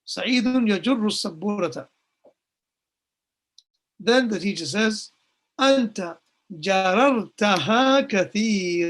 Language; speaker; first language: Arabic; non-native, fluent; English